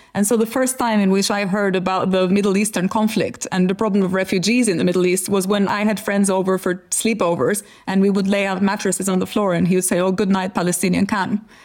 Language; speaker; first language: English; non-native, fluent; Albanian